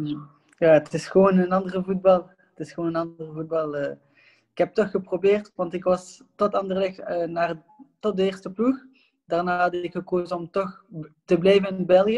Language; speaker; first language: Dutch; non-native, local second language; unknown